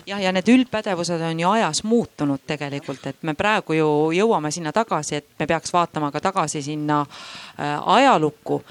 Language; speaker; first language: Estonian; native; Estonian